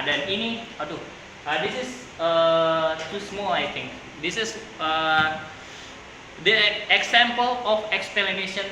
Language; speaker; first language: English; non-native, learner; Indonesian